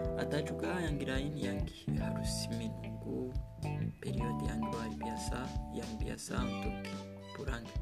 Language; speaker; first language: Indonesian; non-native, learner; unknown